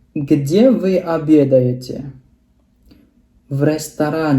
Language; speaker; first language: Russian; non-native, fluent; Indonesian